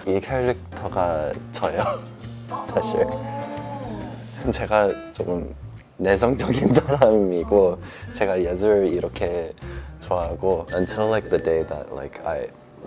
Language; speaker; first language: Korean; early bilingual, heritage; Korean